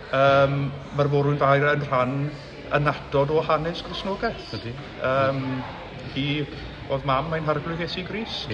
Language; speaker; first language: Welsh; native; Welsh